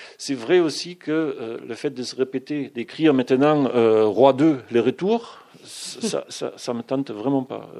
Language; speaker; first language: French; non-native, fluent; German